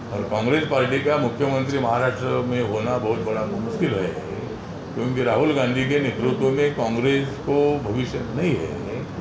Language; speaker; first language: Hindi; non-native, local second language; Marathi